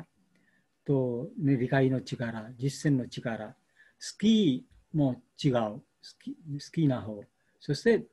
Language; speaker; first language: Japanese; non-native, fluent; Bangla